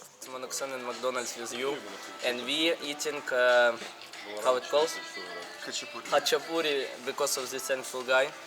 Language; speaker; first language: English; non-native, learner; Ukrainian